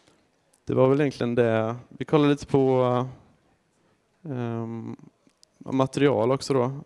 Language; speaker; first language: Swedish; native; Swedish